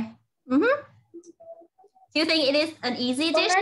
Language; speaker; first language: English; non-native, fluent; Vietnamese